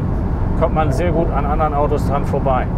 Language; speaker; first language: German; native; German